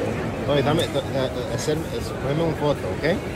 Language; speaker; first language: Spanish; early bilingual, heritage; English